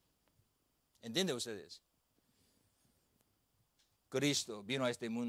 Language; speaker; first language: Spanish; non-native, learner; Korean